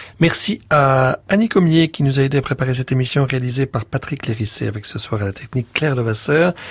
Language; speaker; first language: French; native; French